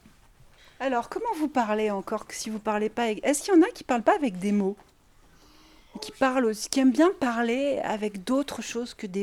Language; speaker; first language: French; native; French